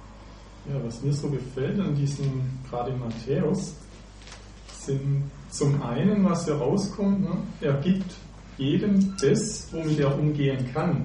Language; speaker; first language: German; native; German